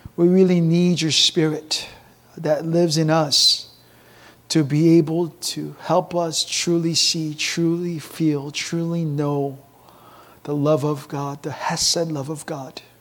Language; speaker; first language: English; early bilingual, other home language; Korean